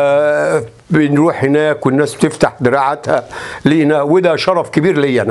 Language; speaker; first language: Arabic; native; Arabic